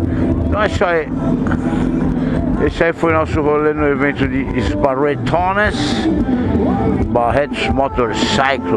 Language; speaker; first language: Portuguese; native; Portuguese